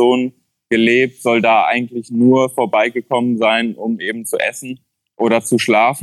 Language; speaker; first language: German; native; German